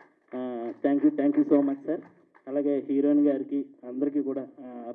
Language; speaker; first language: Telugu; native; Telugu